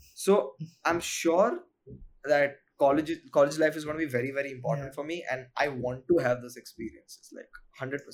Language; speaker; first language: English; non-native, local second language; Hindi